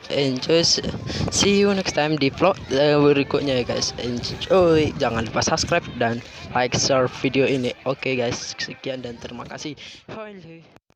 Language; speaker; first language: Indonesian; native; Indonesian